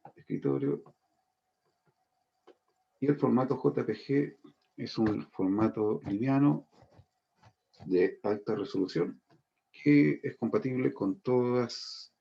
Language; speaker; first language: Spanish; native; Spanish